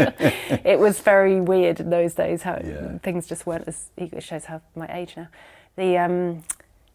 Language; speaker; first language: English; native; English